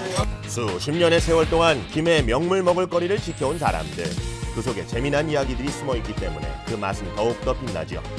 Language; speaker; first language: Korean; native; Korean